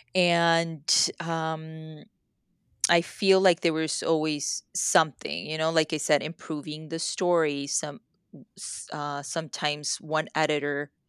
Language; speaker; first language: English; non-native, fluent; Spanish